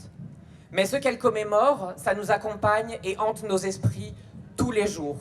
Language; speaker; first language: French; native; French